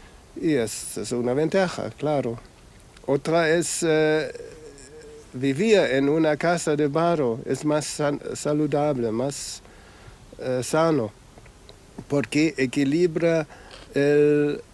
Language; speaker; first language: Spanish; non-native, fluent; German